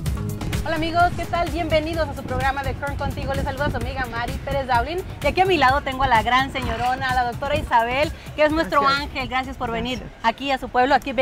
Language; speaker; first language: Spanish; native; Spanish